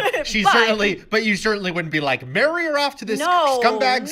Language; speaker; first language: English; native; English